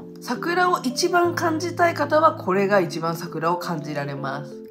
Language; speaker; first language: Japanese; native; Japanese